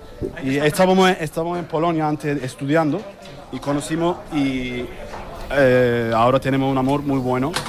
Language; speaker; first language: Spanish; non-native, learner; Turkish